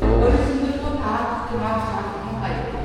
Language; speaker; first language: Korean; early bilingual, heritage; Korean